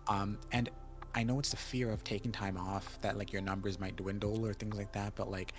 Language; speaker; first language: English; native; English